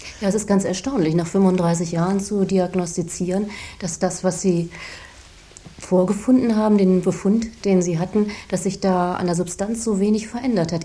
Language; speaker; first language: German; native; German